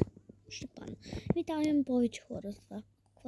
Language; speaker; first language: Bulgarian; early bilingual, heritage; Bulgarian